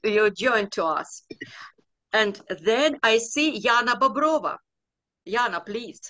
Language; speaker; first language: English; non-native, learner; Ukrainian